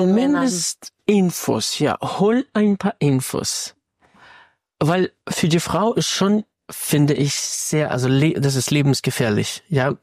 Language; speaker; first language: German; non-native, fluent; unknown